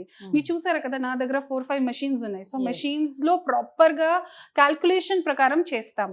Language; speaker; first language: Telugu; non-native, fluent; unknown